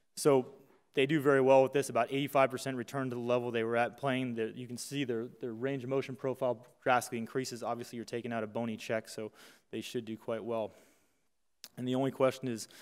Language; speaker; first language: English; native; English